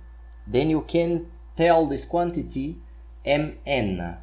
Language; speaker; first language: English; non-native, fluent; Portuguese